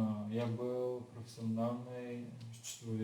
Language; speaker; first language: Russian; non-native, learner; Bulgarian